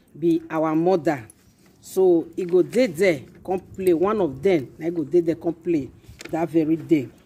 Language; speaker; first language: Nigerian Pidgin; non-native, local second language; Bini